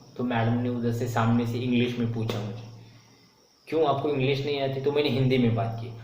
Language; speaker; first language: Hindi; non-native, local second language; Marathi